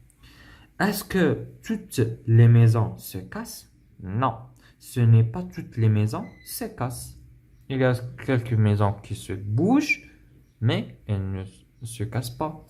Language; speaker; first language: French; non-native, local second language; Arabic